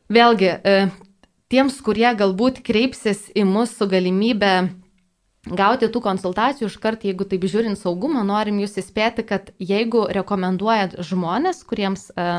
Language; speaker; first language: Lithuanian; native; Lithuanian